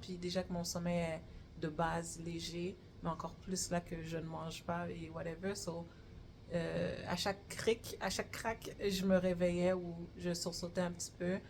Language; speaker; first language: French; native; French